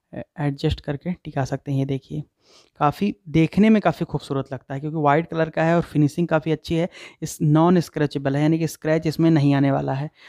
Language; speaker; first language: Hindi; native; Hindi